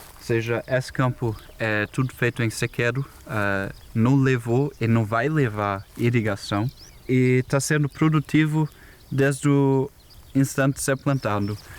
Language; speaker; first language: Portuguese; non-native, fluent; German